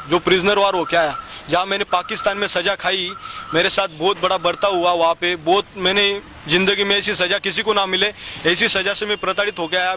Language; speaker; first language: Hindi; non-native, local second language; Marathi